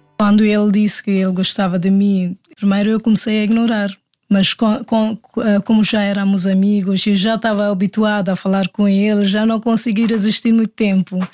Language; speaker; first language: Portuguese; non-native, fluent; Hindi